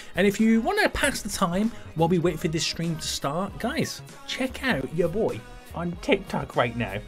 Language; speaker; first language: English; native; English